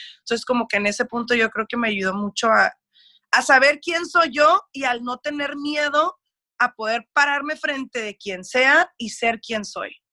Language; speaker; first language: Spanish; early bilingual, heritage; Spanish